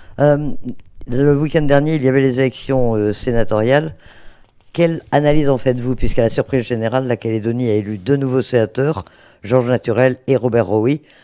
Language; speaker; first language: French; native; French